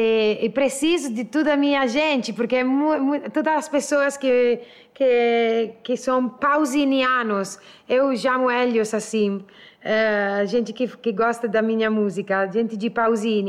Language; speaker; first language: Portuguese; non-native, learner; Italian